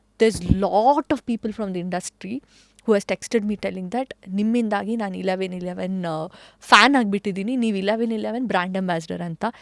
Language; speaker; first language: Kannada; non-native, local second language; Tulu